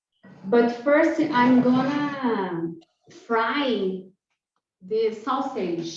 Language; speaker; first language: English; non-native, learner; Portuguese